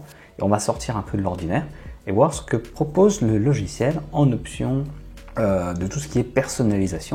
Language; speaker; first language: French; native; French